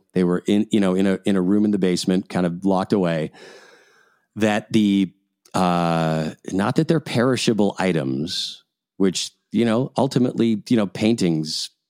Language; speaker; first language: English; native; English